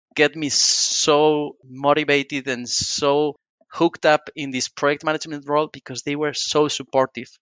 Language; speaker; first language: English; non-native, fluent; Spanish